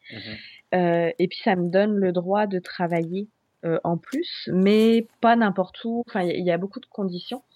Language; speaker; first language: French; native; French